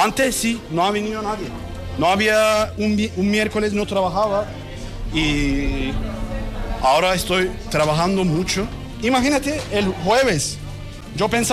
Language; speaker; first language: Spanish; non-native, learner; Turkish